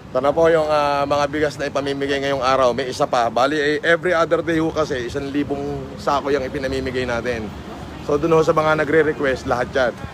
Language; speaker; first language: Filipino; native; Filipino